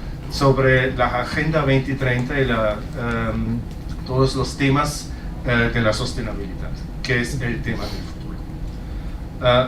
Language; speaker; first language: Spanish; non-native, fluent; German